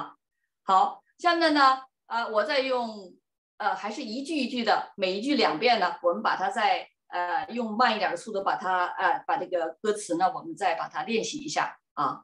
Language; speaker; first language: Chinese; native; Chinese